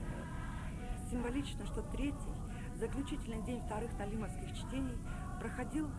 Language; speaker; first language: Russian; native; Russian